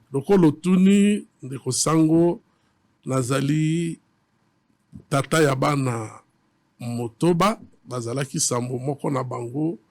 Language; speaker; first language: Lingala; native; Lingala